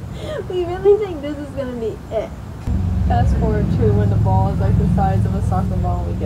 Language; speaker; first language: English; native; English